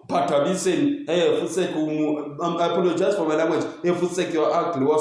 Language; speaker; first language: English; non-native, local second language; Zulu